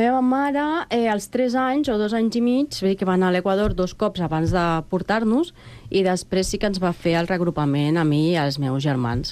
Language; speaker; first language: Catalan; non-native, fluent; Spanish